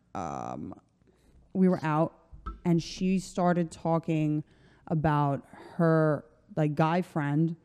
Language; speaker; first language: English; early bilingual, other home language; Slovenian